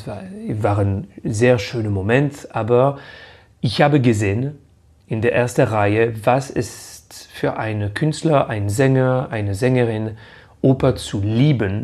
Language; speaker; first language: German; non-native, fluent; French